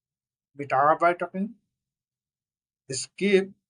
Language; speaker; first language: German; non-native, learner; Bangla